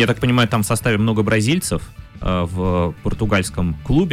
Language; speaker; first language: Russian; native; Russian